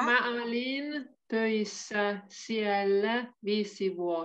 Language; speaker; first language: Finnish; non-native, learner; Hungarian